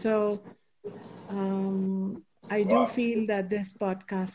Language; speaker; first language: English; non-native, local second language; Hindi